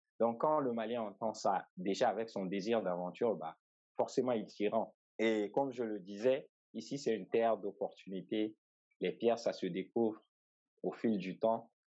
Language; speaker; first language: French; non-native, local second language; Bambara